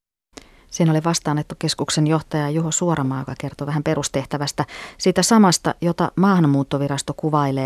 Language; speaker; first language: Finnish; native; Finnish